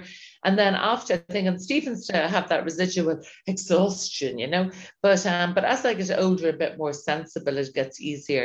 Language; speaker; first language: English; native; English